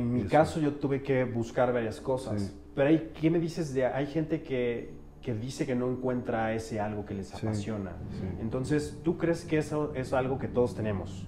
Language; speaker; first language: Spanish; native; Spanish